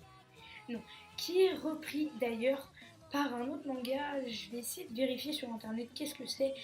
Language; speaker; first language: French; native; French